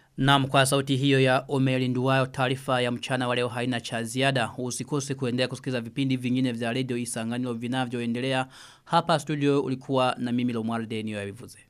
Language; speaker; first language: Swahili; non-native, local second language; Rundi